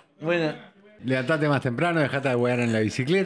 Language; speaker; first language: Spanish; native; Spanish